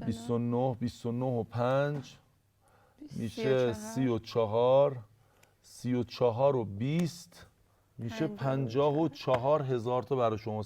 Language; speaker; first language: Persian; native; Persian